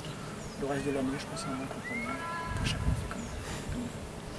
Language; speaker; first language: French; native; French